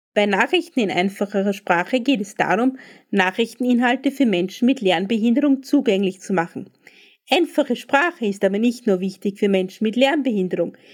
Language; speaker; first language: German; native; German